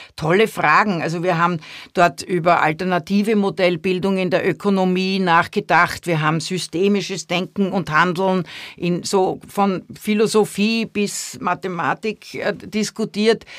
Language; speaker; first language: German; native; German